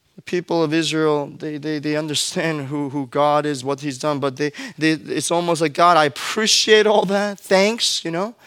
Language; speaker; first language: English; early bilingual, other home language; Korean